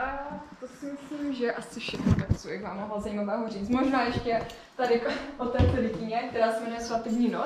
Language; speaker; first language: Czech; native; Czech